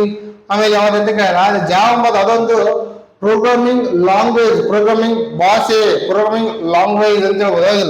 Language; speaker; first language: Kannada; native; Kannada